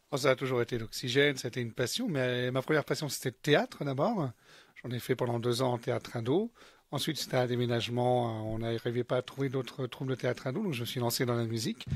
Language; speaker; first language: French; native; French